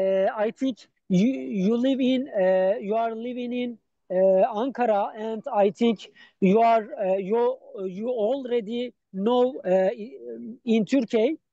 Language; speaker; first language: English; non-native, learner; Turkish